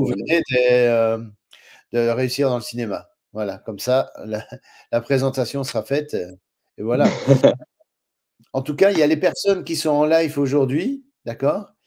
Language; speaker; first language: French; native; French